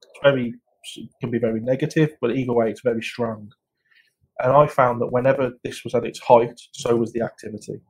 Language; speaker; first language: English; native; English